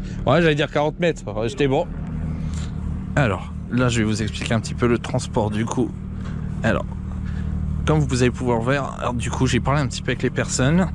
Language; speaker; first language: French; native; French